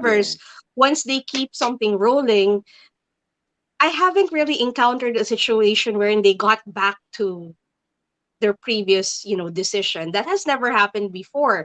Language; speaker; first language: English; non-native, local second language; Filipino